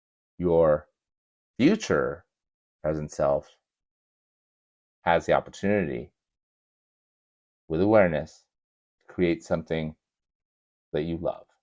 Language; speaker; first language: English; native; English